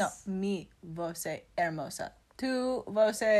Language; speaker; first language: Spanish; non-native, learner; English